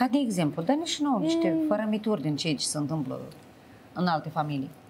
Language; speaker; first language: Romanian; native; Romanian